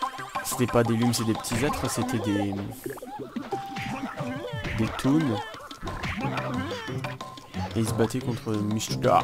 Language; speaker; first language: French; native; French